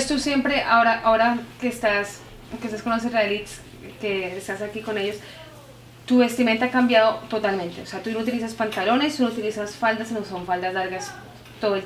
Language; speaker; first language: Spanish; native; Spanish